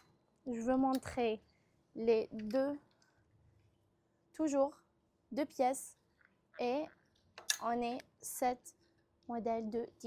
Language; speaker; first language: French; non-native, local second language; Arabic